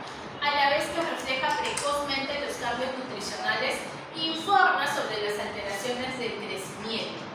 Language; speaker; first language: Spanish; native; Spanish